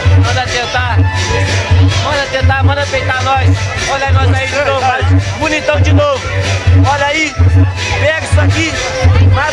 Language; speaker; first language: Portuguese; native; Portuguese